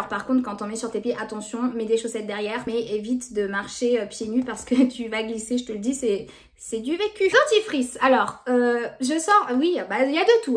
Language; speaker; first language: French; native; French